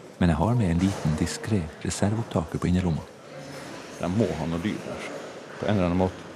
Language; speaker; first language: Norwegian; native; Norwegian